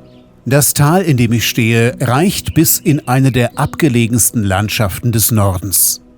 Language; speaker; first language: German; native; German